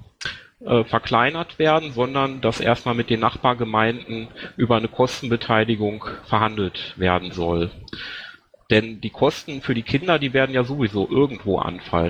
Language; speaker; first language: German; native; German